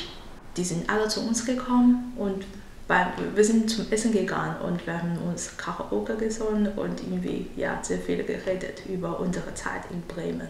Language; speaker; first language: German; non-native, learner; Chinese